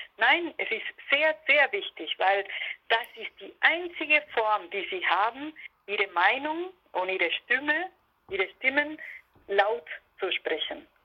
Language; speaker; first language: German; non-native, fluent; Spanish